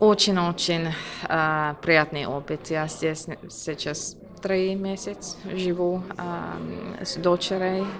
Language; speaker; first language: Russian; non-native, learner; Finnish